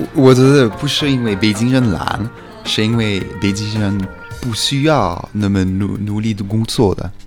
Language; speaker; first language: Chinese; non-native, fluent; French